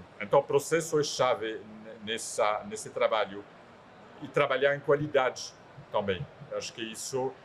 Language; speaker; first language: Portuguese; non-native, fluent; French